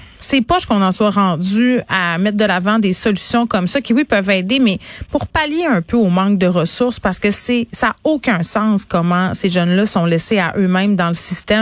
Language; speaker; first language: French; native; French